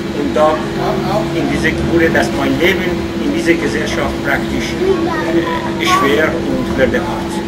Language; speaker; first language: German; non-native, fluent; Persian